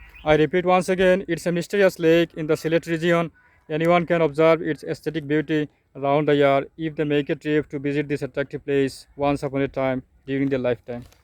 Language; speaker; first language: English; non-native, local second language; Bangla